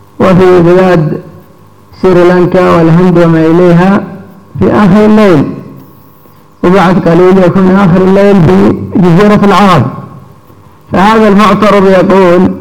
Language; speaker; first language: Arabic; native; Arabic